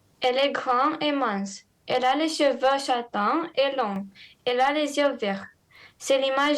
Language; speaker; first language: French; non-native, learner; Romanian